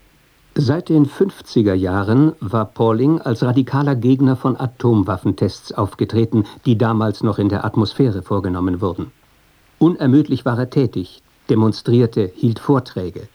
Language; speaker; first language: German; native; German